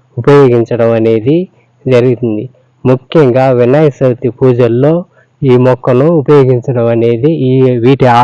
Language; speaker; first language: Telugu; non-native, local second language; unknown